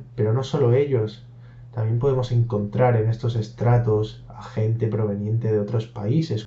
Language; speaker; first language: Spanish; native; Spanish